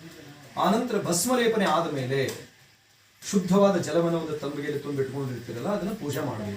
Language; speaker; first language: Kannada; native; Kannada